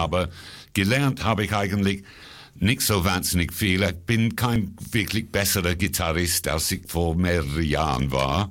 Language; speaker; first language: German; non-native, fluent; English